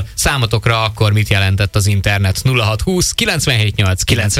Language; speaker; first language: Hungarian; native; Hungarian